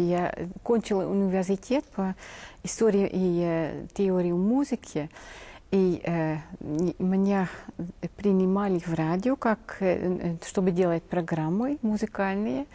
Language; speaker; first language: Russian; non-native, fluent; Dutch